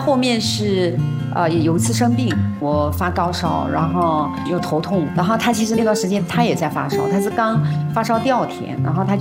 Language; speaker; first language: Chinese; native; Chinese